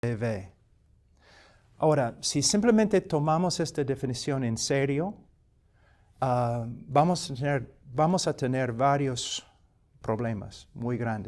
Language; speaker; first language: Spanish; non-native, fluent; English